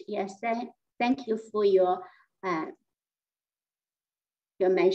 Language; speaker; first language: English; non-native, fluent; Chinese